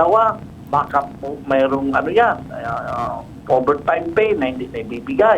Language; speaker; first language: Filipino; native; Filipino